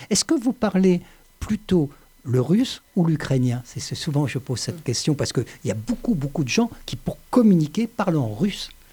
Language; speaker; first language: French; native; French